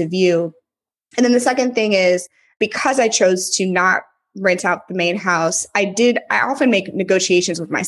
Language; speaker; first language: English; native; English